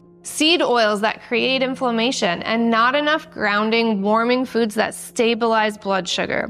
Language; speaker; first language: English; native; English